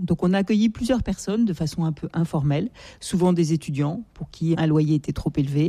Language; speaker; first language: French; native; French